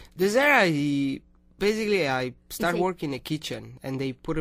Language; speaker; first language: English; non-native, learner; Italian